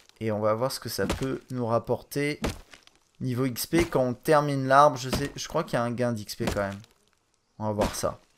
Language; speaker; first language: French; native; French